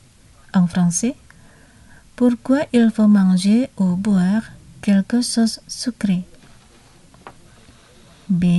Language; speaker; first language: French; non-native, fluent; Indonesian